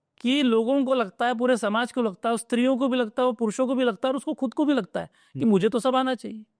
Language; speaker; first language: Hindi; non-native, local second language; Marathi